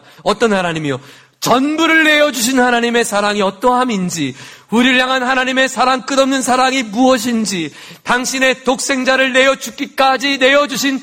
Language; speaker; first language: Korean; native; Korean